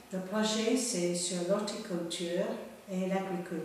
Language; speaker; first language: French; non-native, fluent; Bangla